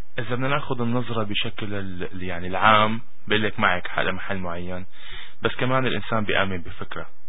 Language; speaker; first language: Arabic; native; Arabic